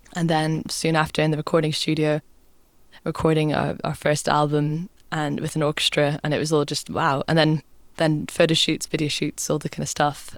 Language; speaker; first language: English; native; English